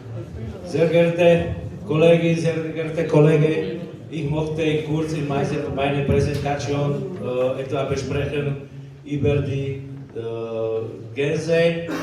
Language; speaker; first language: German; non-native, learner; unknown